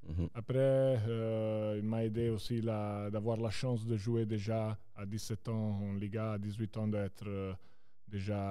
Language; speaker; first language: French; non-native, local second language; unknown